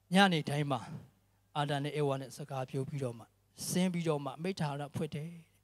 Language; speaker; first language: Burmese; non-native, local second language; Tedim Chin